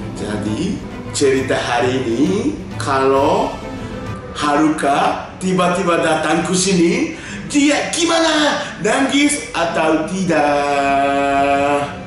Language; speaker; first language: Indonesian; non-native, learner; Japanese